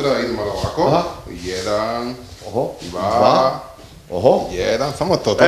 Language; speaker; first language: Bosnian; non-native, learner; Spanish